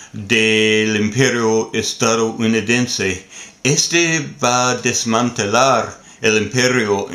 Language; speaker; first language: Spanish; non-native, learner; English